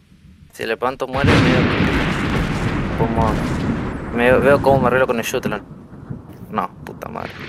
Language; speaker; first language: Spanish; native; Spanish